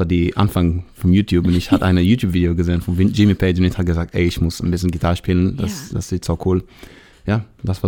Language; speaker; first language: German; non-native, learner; Hebrew